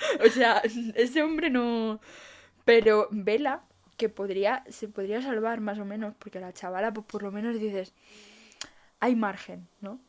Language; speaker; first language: Spanish; native; Spanish